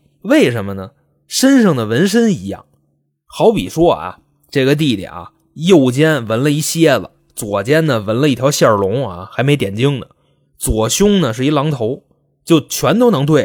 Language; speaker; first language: Chinese; native; Chinese